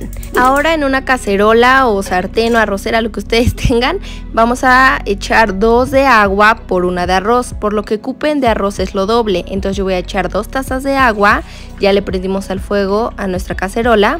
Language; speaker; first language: Spanish; native; Spanish